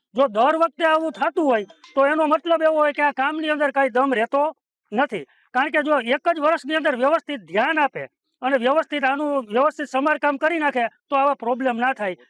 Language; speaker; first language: Gujarati; native; Gujarati